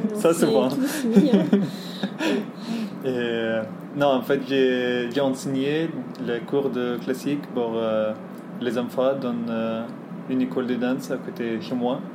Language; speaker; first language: French; non-native, fluent; Arabic